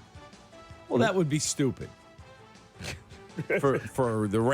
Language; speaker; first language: English; native; English